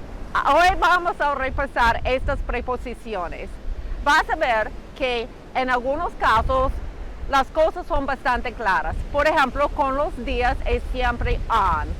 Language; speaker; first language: Spanish; non-native, fluent; English